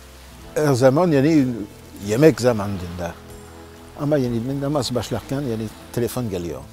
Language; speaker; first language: Turkish; non-native, learner; French